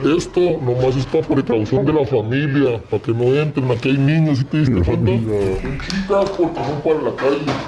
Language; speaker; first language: Spanish; native; Spanish